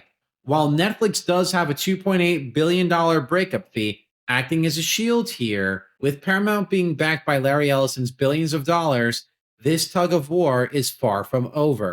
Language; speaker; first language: English; native; English